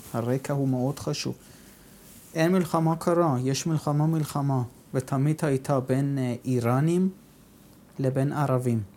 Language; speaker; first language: Hebrew; non-native, fluent; Persian